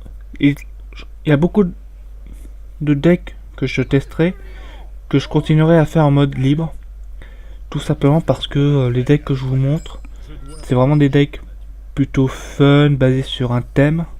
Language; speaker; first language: French; native; French